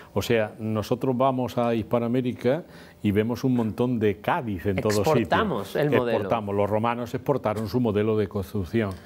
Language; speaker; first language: Spanish; native; Spanish